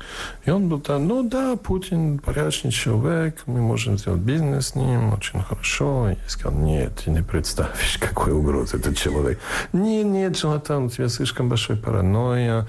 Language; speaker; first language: Russian; non-native, fluent; English